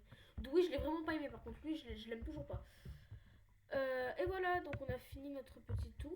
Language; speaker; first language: French; native; French